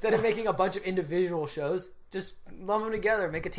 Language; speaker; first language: English; native; English